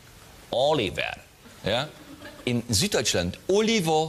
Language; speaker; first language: German; native; German